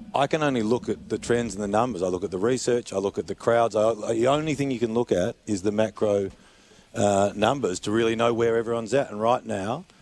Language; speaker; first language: English; native; English